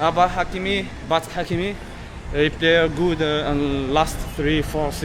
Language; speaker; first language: English; non-native, learner; Arabic